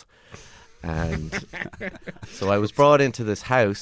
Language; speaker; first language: English; native; English